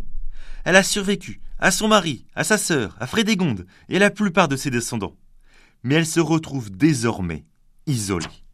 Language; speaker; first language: French; native; French